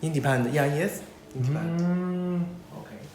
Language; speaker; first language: English; non-native, local second language; Chinese